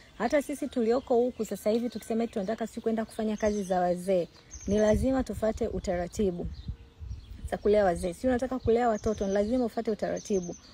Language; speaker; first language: Swahili; native; Swahili